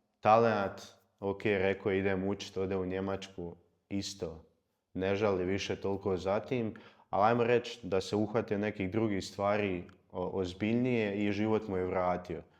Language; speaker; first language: Croatian; native; Croatian